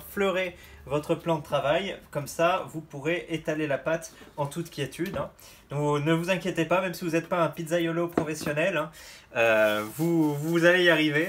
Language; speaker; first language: French; native; French